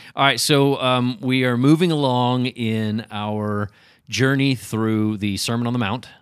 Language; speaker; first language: English; native; English